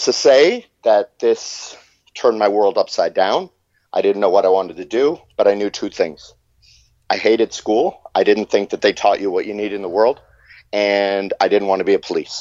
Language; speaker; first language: English; native; English